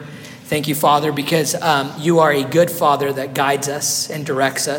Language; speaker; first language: English; non-native, fluent; Spanish